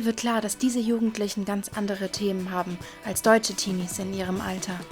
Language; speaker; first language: German; native; German